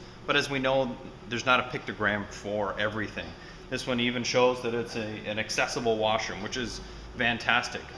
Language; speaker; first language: English; native; English